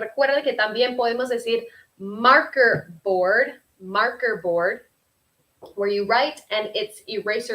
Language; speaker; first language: Spanish; non-native, fluent; English